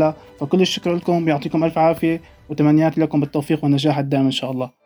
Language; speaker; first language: Arabic; native; Arabic